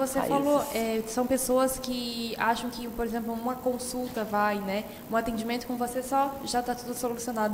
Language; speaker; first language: Portuguese; native; Portuguese